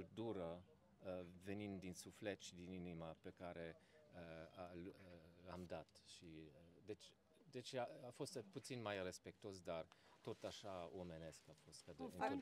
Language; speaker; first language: Romanian; non-native, fluent; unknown